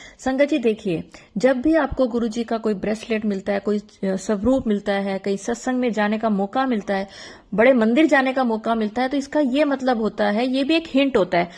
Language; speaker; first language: Hindi; native; Hindi